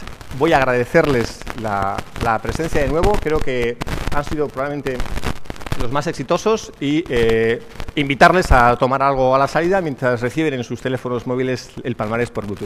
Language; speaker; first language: Spanish; native; Spanish